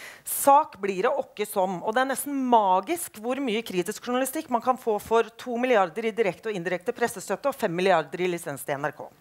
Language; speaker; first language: Norwegian; native; Norwegian